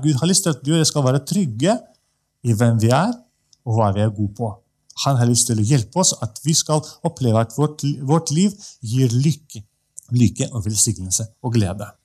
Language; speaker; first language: Norwegian; non-native, fluent; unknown